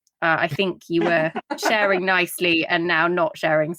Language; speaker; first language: English; native; English